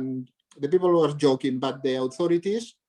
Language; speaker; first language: English; non-native, learner; Catalan